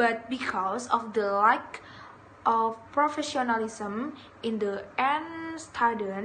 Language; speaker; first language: English; non-native, learner; Indonesian